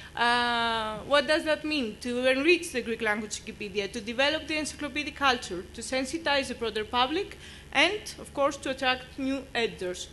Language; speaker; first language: English; non-native, fluent; Greek